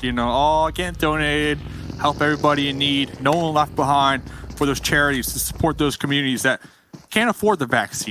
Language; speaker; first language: English; native; English